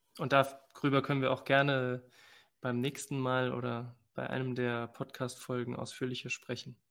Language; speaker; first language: German; early bilingual, other home language; Spanish